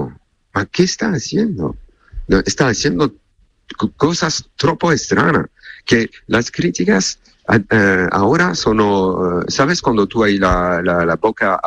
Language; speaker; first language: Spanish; non-native, learner; French